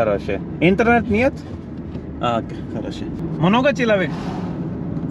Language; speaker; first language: Russian; non-native, learner; Hindi